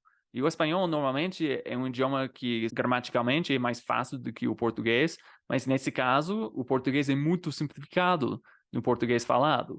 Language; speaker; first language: Portuguese; non-native, fluent; English